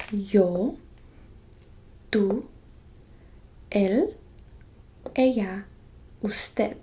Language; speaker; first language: Spanish; non-native, fluent; English